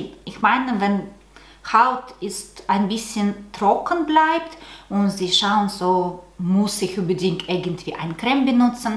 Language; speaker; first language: German; non-native, learner; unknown